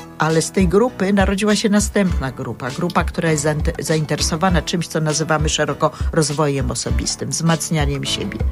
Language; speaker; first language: Polish; native; Polish